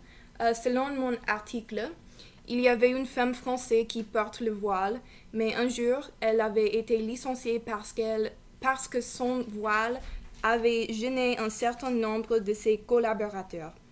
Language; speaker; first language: French; non-native, learner; English